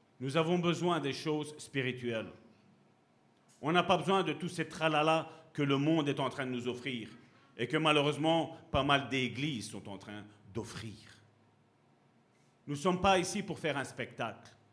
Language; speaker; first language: French; native; French